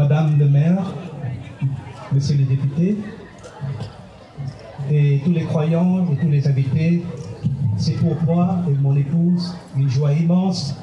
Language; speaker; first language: French; non-native, fluent; Khmer